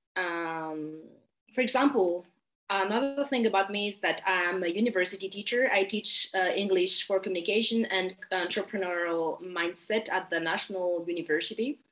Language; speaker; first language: English; non-native, fluent; Malagasy